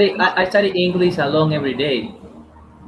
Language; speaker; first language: English; non-native, learner; Spanish